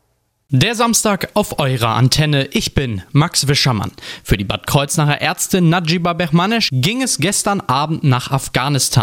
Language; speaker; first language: German; native; German